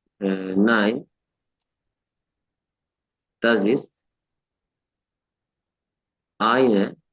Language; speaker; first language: German; non-native, learner; Turkish